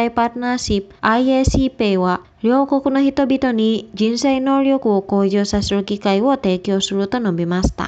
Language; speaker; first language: Japanese; non-native, fluent; Indonesian